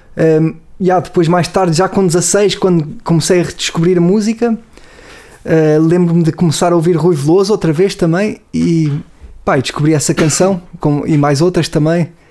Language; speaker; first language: Portuguese; native; Portuguese